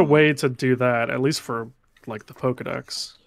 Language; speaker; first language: English; native; English